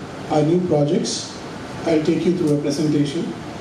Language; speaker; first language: English; non-native, local second language; Tamil